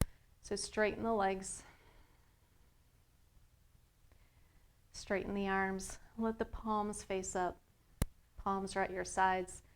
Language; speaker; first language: English; native; English